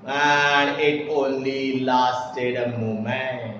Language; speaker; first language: English; non-native, local second language; Marathi